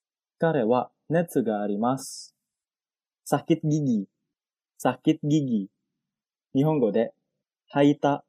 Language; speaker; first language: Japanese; non-native, fluent; Indonesian